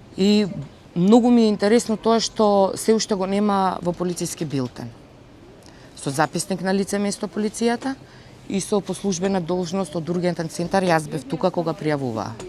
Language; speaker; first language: Macedonian; native; Macedonian